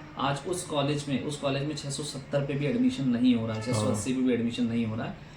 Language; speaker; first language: Hindi; native; Hindi